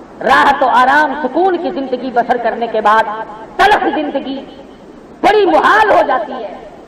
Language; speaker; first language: Urdu; non-native, local second language; Saraiki